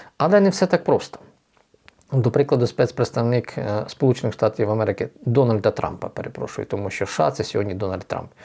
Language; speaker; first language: Ukrainian; native; Ukrainian